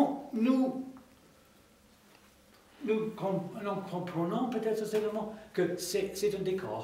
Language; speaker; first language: French; non-native, fluent; English